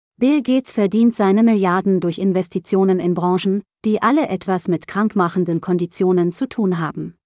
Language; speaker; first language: German; native; German